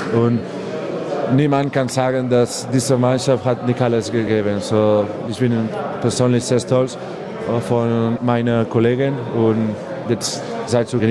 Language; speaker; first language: German; non-native, learner; Spanish